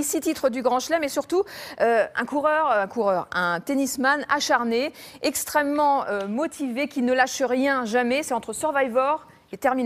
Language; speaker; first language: French; native; French